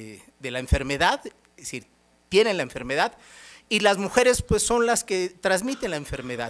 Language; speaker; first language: Spanish; native; Spanish